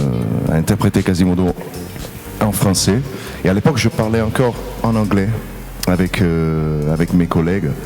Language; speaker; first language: French; non-native, fluent; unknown